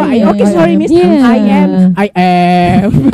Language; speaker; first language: English; non-native, learner; Indonesian